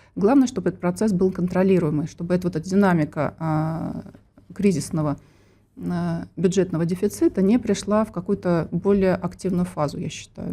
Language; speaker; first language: Russian; native; Russian